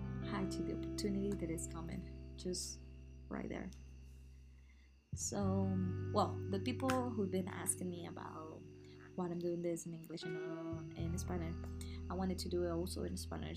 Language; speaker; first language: English; non-native, learner; Spanish